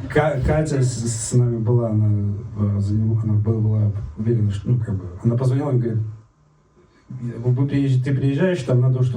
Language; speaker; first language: Russian; native; Russian